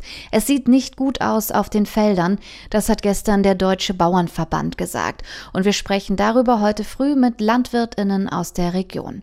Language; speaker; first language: German; native; German